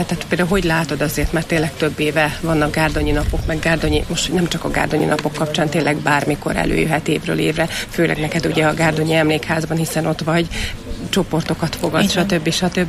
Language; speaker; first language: Hungarian; native; Hungarian